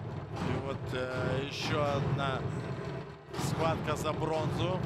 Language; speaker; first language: Russian; native; Russian